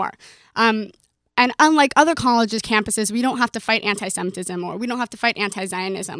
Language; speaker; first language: English; native; English